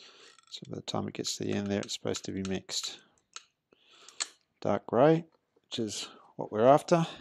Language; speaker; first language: English; native; English